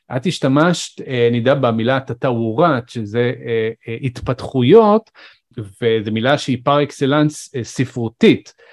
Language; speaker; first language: Hebrew; non-native, local second language; Arabic